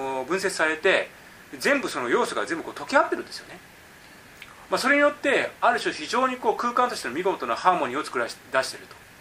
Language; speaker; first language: Japanese; native; Japanese